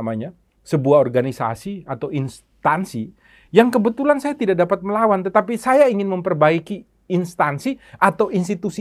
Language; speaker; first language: Indonesian; native; Indonesian